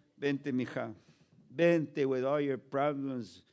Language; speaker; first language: English; early bilingual, other home language; Spanish